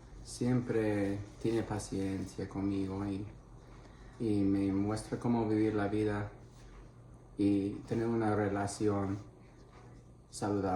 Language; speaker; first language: Spanish; non-native, fluent; English